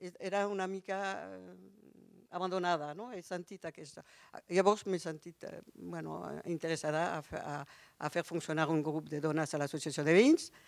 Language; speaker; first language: Catalan; non-native, fluent; French